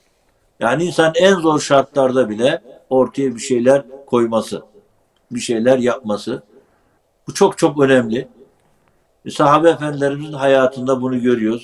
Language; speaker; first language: Turkish; native; Turkish